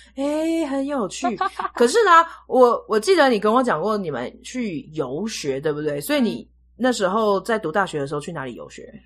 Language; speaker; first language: Chinese; native; Chinese